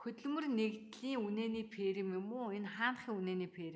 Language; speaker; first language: Mongolian; native; Mongolian